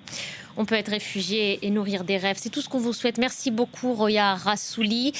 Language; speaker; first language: French; native; French